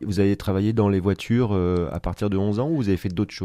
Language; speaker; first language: French; native; French